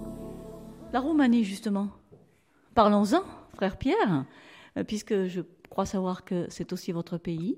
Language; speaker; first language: French; native; French